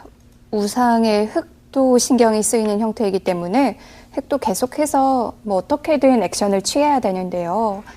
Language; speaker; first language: Korean; native; Korean